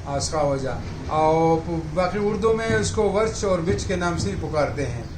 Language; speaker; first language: Urdu; non-native, local second language; Pashto